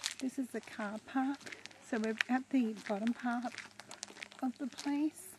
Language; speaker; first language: English; native; English